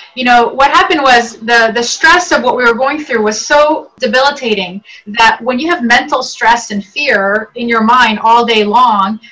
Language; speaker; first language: English; early bilingual, other home language; Arabic